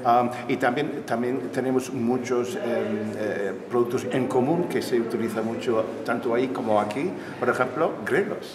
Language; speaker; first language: Spanish; non-native, fluent; English